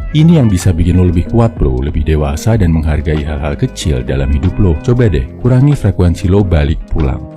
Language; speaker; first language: Indonesian; native; Indonesian